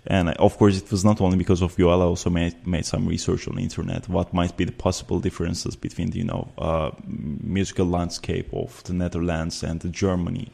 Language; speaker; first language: English; non-native, fluent; Turkish